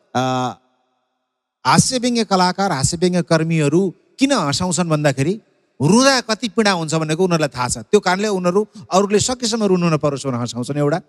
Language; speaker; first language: Nepali; native; Nepali